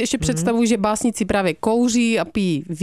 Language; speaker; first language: Czech; native; Czech